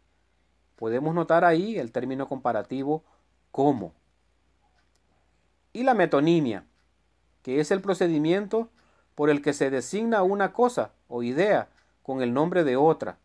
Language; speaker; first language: Spanish; native; Spanish